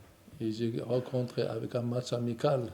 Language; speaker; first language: French; non-native, local second language; Arabic